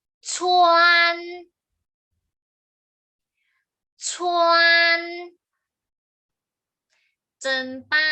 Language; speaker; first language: Chinese; non-native, fluent; Thai